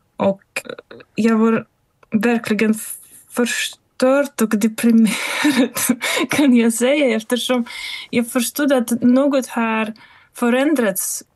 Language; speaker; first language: Swedish; non-native, fluent; Russian